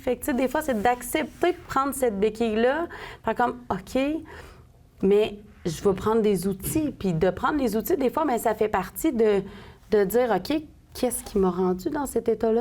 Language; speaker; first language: French; native; French